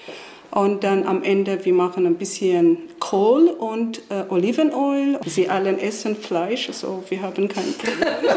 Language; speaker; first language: German; non-native, learner; Arabic